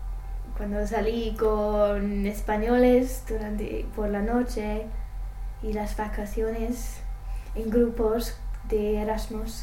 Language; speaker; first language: Spanish; non-native, learner; English